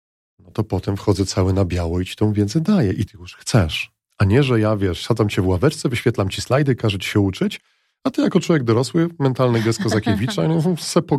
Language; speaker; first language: Polish; native; Polish